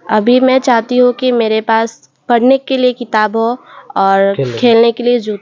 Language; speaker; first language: Hindi; non-native, local second language; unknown